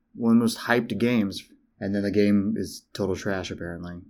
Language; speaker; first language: English; early bilingual, other home language; Filipino